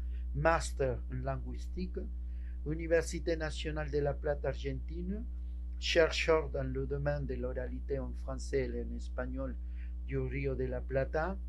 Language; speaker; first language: French; non-native, fluent; Spanish